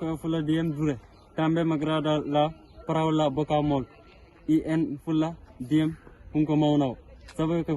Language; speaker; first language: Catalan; non-native, learner; Fula